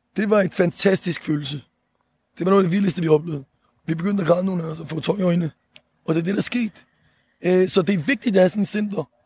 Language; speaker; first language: Danish; early bilingual, other home language; Arabic